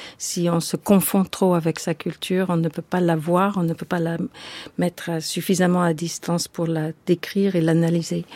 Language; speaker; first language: French; non-native, fluent; English